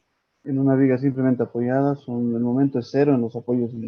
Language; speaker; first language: Spanish; native; Spanish